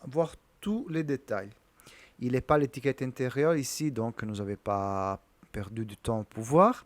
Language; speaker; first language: French; non-native, learner; Italian